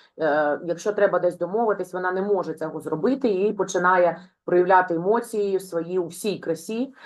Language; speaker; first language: Ukrainian; non-native, local second language; Russian